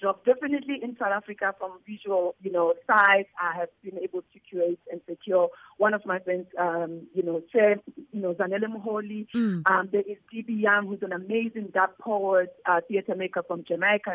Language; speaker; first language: English; non-native, local second language; Southern Sotho